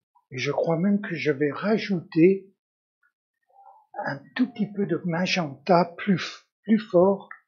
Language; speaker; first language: French; native; French